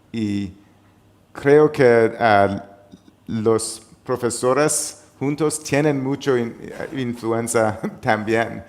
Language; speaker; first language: Spanish; non-native, learner; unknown